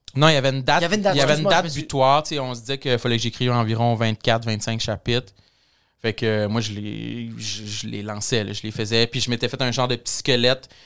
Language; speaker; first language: French; native; French